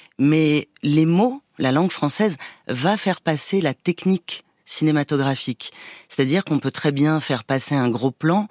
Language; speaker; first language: French; native; French